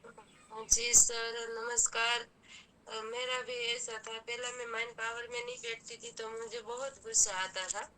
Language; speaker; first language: Hindi; non-native, local second language; Gujarati